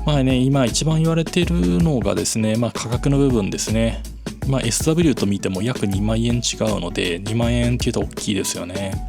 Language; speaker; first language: Japanese; native; Japanese